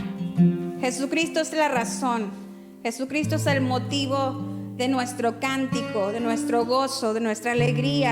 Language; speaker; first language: Spanish; native; Spanish